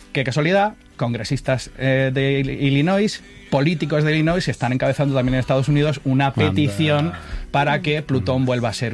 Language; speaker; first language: Spanish; native; Spanish